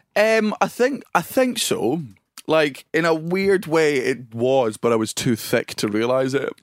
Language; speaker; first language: English; native; English